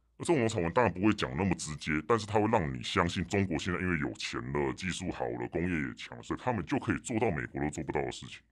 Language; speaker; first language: Chinese; native; Chinese